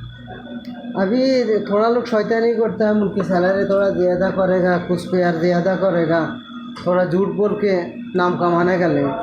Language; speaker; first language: Hindi; non-native, learner; Bangla